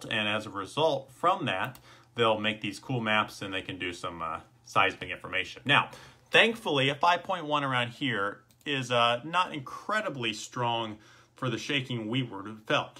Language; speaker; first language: English; native; English